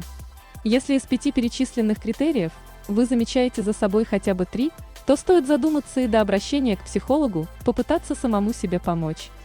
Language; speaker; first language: Russian; native; Russian